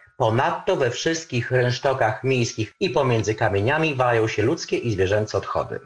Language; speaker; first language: Polish; native; Polish